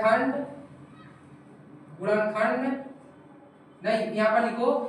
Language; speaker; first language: Hindi; native; Hindi